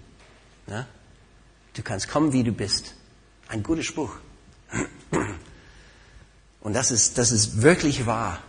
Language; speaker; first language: German; non-native, fluent; English